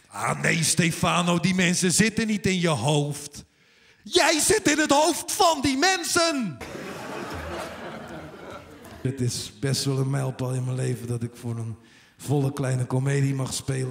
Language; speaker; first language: Dutch; native; Dutch